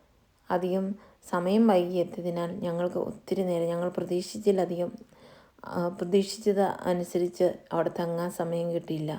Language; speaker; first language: Malayalam; native; Malayalam